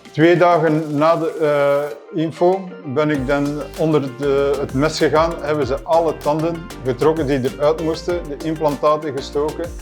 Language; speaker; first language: Dutch; native; Dutch